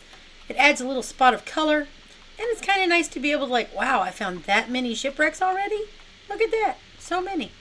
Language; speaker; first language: English; native; English